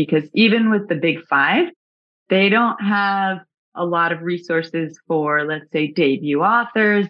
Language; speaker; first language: English; native; English